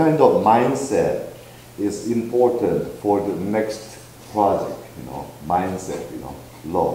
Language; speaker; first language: English; non-native, fluent; Korean